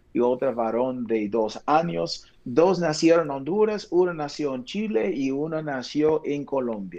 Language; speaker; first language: Spanish; non-native, fluent; English